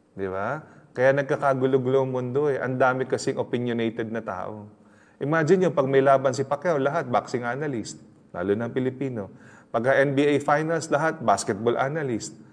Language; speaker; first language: Filipino; native; Filipino